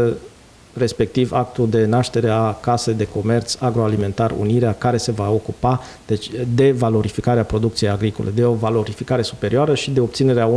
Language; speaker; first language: Romanian; native; Romanian